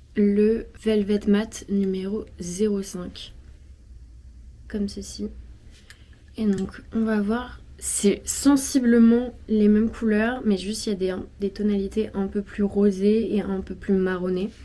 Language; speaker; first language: French; native; French